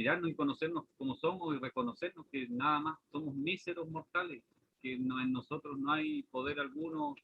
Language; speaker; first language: Spanish; native; Spanish